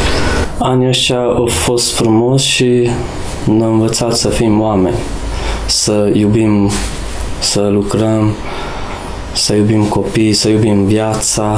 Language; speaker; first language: Romanian; non-native, local second language; Hungarian